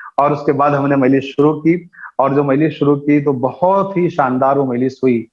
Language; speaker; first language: Urdu; native; Urdu